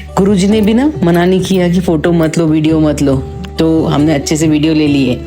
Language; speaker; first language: Hindi; non-native, local second language; Marathi